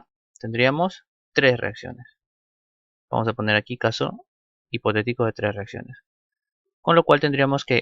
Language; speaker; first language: Spanish; native; Spanish